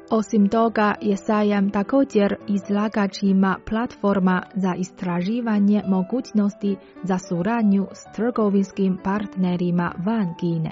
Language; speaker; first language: Croatian; native; Croatian